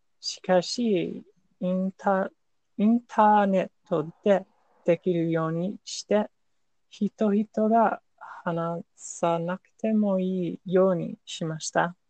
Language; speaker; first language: Japanese; non-native, learner; English